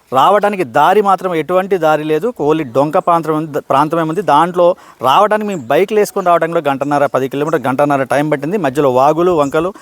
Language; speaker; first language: Telugu; native; Telugu